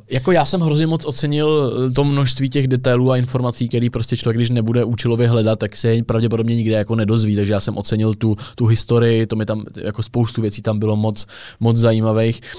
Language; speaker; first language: Czech; native; Czech